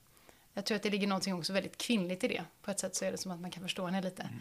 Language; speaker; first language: Swedish; native; Swedish